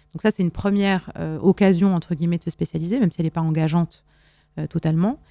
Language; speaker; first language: French; non-native, local second language; Arabic